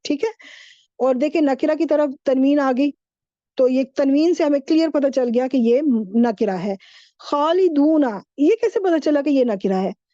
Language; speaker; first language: Urdu; native; Urdu